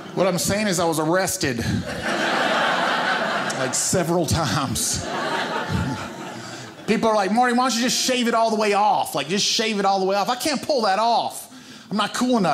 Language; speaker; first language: English; native; English